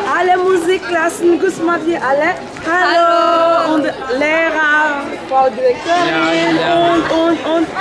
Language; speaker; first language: German; non-native, learner; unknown